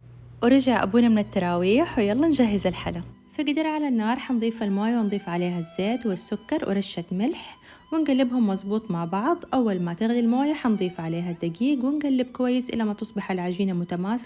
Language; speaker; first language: Arabic; native; Arabic